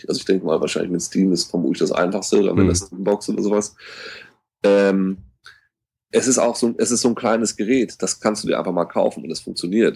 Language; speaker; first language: German; native; German